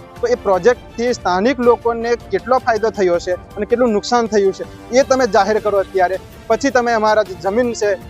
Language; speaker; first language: Gujarati; non-native, local second language; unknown